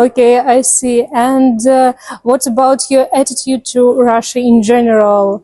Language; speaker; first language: English; non-native, fluent; Russian